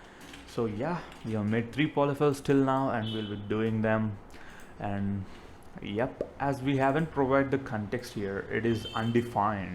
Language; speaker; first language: English; non-native, local second language; Telugu